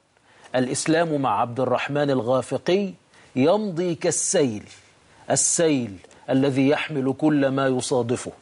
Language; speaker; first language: Arabic; native; Arabic